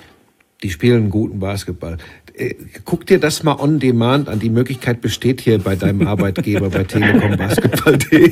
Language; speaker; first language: German; native; German